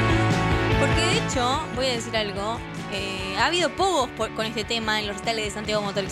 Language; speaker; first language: Spanish; native; Spanish